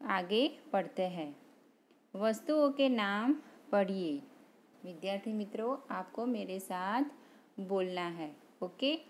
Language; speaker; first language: Hindi; non-native, local second language; Gujarati